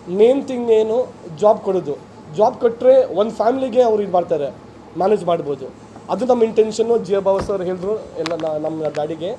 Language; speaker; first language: Kannada; non-native, local second language; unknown